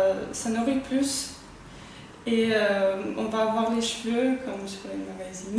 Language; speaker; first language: French; non-native, fluent; Russian